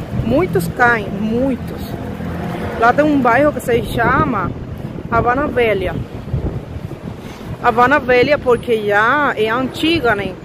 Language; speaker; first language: Portuguese; non-native, fluent; Spanish